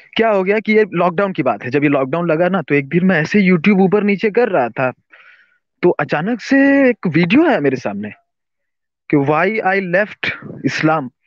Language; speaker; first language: Hindi; non-native, local second language; Urdu